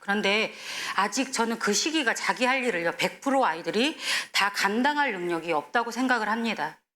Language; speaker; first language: Korean; native; Korean